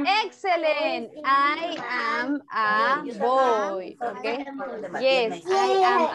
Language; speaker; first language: English; non-native, fluent; Spanish